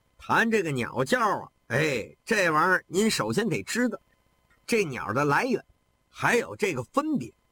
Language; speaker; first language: Chinese; native; Chinese